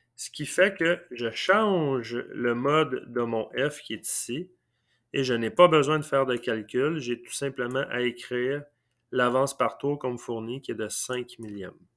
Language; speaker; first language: French; native; French